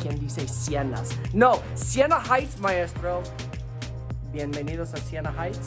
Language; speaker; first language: Spanish; non-native, fluent; English